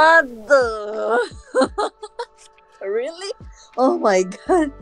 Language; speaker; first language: English; non-native, learner; Indonesian